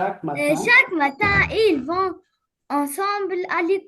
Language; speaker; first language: French; non-native, learner; Arabic